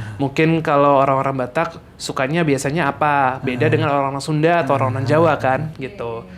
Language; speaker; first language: Indonesian; native; Indonesian